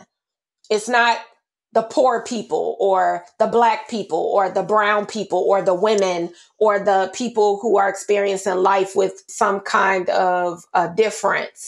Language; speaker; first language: English; native; English